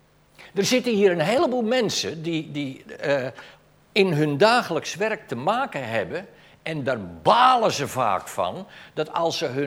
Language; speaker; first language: Dutch; native; Dutch